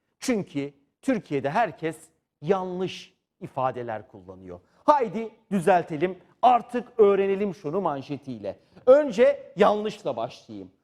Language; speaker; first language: Turkish; native; Turkish